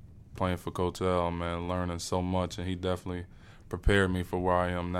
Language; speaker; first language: English; native; English